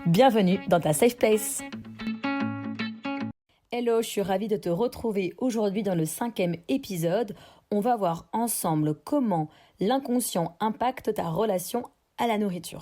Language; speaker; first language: French; native; French